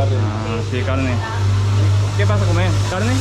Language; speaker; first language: Spanish; non-native, learner; Korean